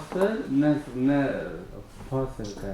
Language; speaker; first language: French; non-native, learner; Kurdish